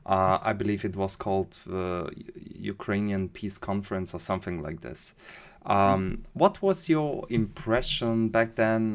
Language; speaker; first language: English; non-native, fluent; German